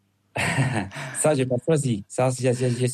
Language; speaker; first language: French; non-native, fluent; Spanish